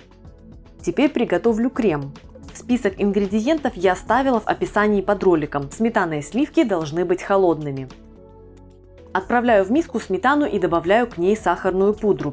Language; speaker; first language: Russian; native; Russian